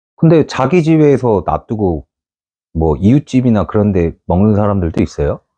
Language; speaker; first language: Korean; native; Korean